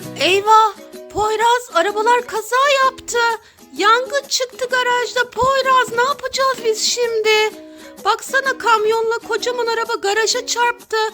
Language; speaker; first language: Turkish; native; Turkish